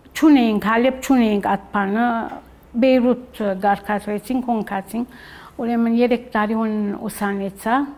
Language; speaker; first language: Armenian; early bilingual, heritage; Armenian